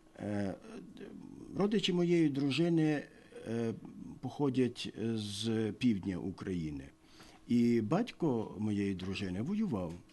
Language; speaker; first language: Ukrainian; native; Ukrainian